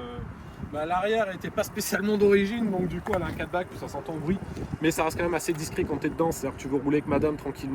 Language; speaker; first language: French; native; French